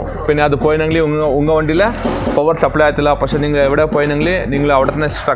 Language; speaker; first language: Malayalam; non-native, fluent; Tamil